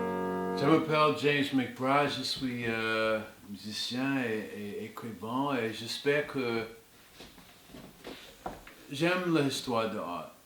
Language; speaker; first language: French; non-native, learner; English